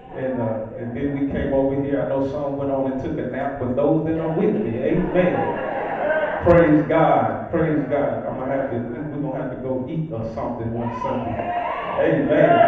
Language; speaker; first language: English; native; English